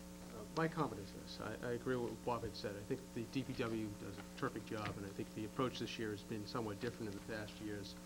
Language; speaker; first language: English; native; English